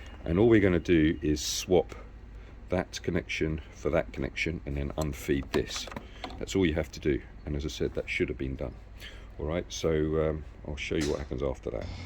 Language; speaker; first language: English; native; English